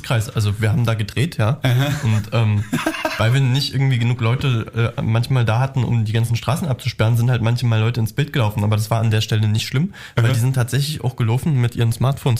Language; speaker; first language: German; native; German